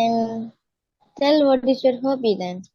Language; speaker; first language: English; non-native, learner; Tamil